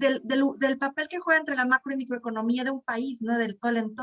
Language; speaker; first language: Spanish; native; Spanish